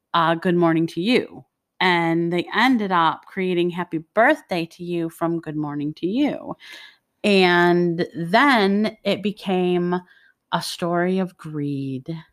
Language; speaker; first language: English; native; English